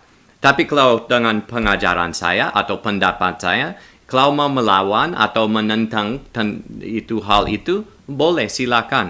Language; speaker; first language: Indonesian; non-native, learner; English